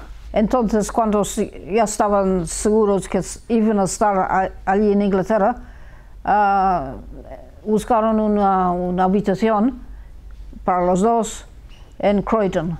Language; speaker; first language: Spanish; early bilingual, heritage; Spanish